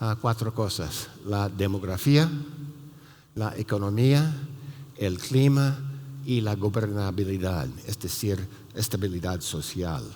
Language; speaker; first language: Spanish; non-native, fluent; English